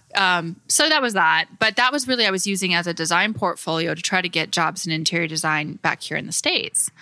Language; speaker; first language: English; native; English